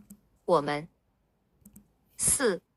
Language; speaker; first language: Chinese; non-native, learner; Korean